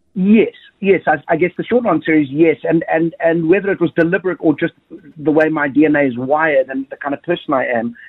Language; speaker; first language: English; native; English